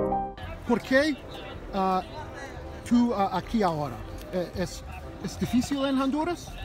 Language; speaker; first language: Spanish; non-native, learner; English